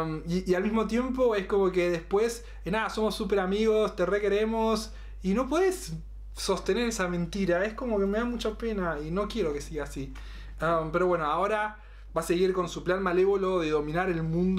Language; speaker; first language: Spanish; native; Spanish